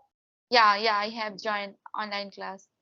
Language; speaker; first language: English; non-native, learner; Hindi